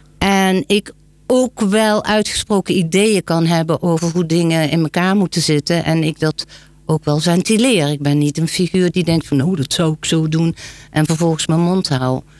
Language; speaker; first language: Dutch; native; Dutch